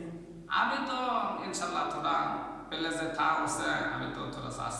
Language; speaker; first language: Hindi; non-native, learner; Bangla